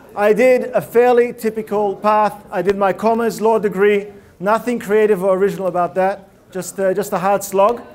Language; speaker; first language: English; early bilingual, other home language; Russian